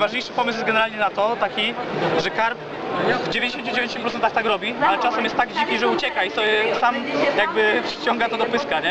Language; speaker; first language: Polish; native; Polish